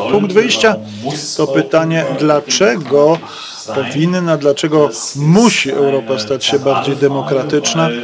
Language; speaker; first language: Polish; native; Polish